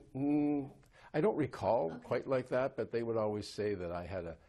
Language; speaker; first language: English; native; English